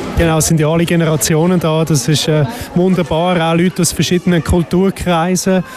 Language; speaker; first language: German; native; German